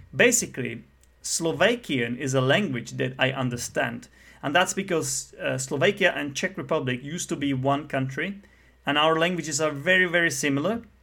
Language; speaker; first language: English; non-native, fluent; Czech